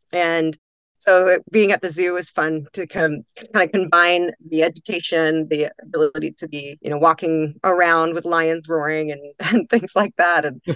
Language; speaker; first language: English; native; English